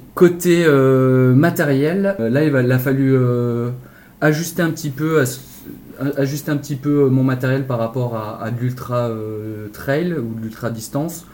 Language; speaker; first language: French; native; French